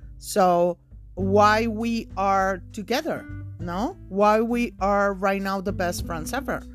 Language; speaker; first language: English; non-native, fluent; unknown